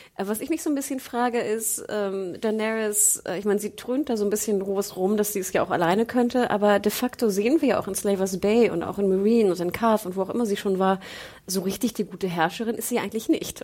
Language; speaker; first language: German; native; German